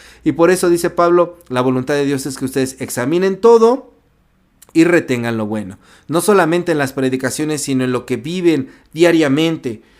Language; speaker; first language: Spanish; native; Spanish